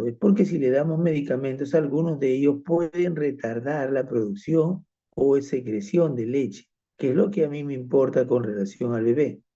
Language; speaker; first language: Spanish; native; Spanish